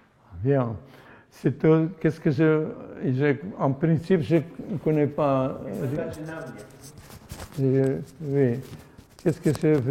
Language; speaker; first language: French; non-native, learner; Polish